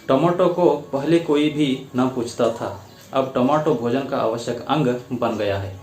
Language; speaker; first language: Hindi; non-native, local second language; Kannada